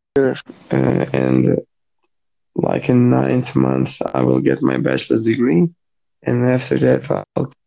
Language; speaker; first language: English; non-native, fluent; Croatian